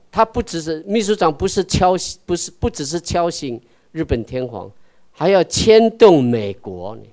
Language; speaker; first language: Chinese; native; Chinese